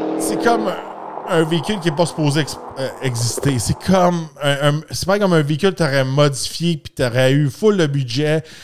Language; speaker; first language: French; native; French